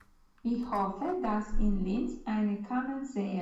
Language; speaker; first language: German; non-native, learner; Romanian